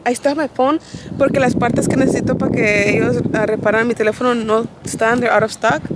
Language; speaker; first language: Spanish; early bilingual, heritage; Spanish